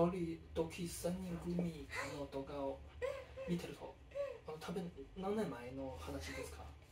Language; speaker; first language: Japanese; non-native, fluent; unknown